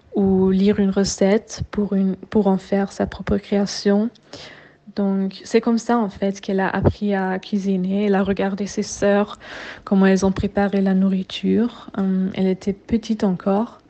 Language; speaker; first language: French; non-native, fluent; German